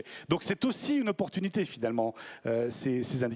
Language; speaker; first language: French; native; French